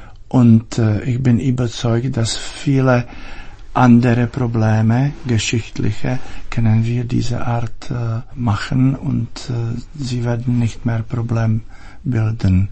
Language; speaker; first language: German; non-native, fluent; Czech